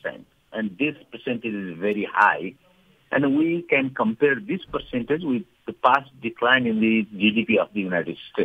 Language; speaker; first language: English; non-native, fluent; Nepali